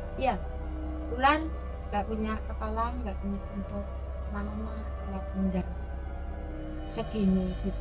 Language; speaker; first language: Indonesian; non-native, local second language; Javanese